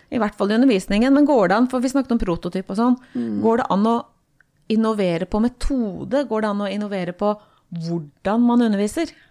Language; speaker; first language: Norwegian; native; Norwegian